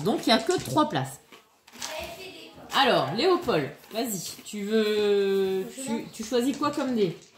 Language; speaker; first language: French; native; French